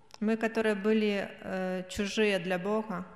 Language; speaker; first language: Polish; non-native, learner; Russian